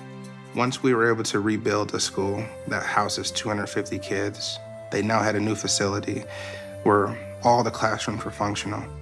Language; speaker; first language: English; early bilingual, other home language; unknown